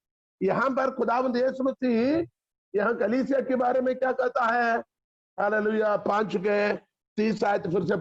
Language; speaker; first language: Hindi; non-native, local second language; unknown